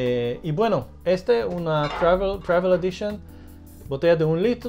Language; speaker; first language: Spanish; early bilingual, heritage; Spanish